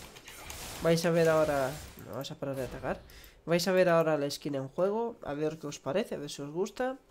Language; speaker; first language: Spanish; native; Spanish